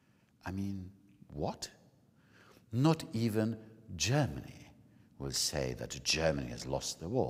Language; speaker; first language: English; non-native, fluent; Hungarian